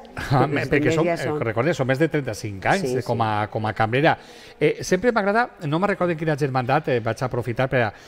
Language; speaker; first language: Catalan; native; Catalan